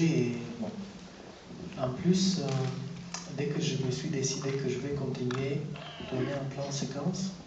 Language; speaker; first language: French; non-native, fluent; Romanian